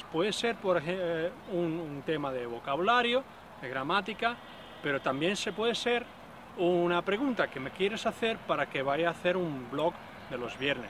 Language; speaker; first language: Spanish; non-native, fluent; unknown